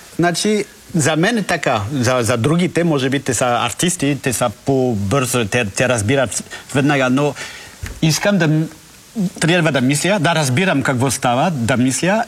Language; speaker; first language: Bulgarian; non-native, learner; French